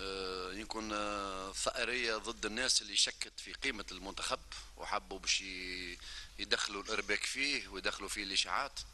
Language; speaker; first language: Arabic; native; Arabic